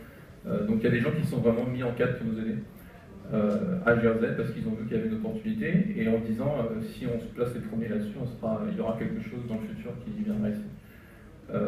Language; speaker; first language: French; native; French